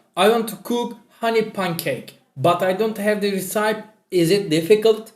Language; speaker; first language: English; non-native, fluent; Turkish